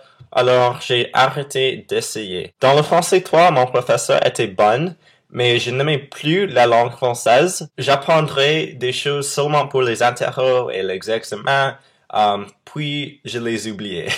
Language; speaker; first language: French; non-native, fluent; English